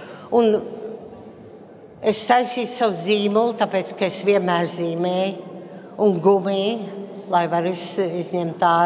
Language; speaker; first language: Latvian; early bilingual, heritage; Latvian